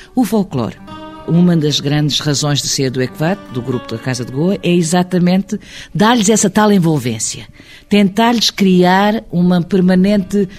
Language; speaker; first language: Portuguese; early bilingual, heritage; Portuguese